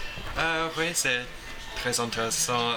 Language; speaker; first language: French; non-native, learner; English